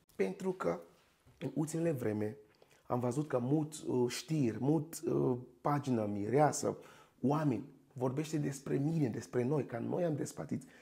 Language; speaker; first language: Romanian; non-native, fluent; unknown